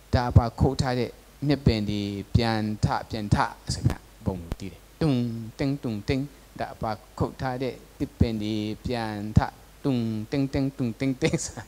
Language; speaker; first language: Burmese; non-native, local second language; Tedim Chin